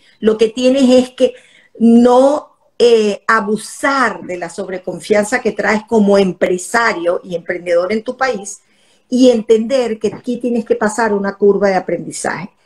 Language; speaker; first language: Spanish; native; Spanish